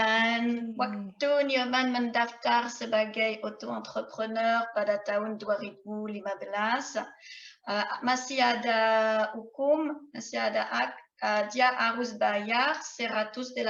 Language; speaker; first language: Indonesian; non-native, fluent; French